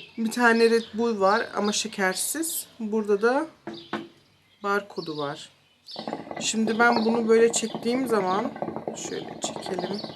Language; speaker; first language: Turkish; early bilingual, heritage; Turkish